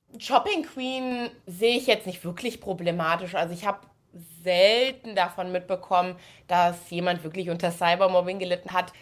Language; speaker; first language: German; native; German